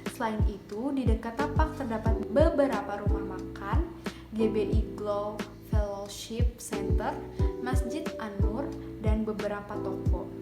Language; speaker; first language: Indonesian; native; Indonesian